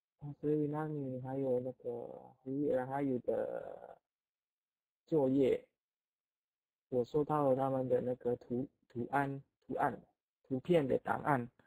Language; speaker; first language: Chinese; non-native, fluent; Indonesian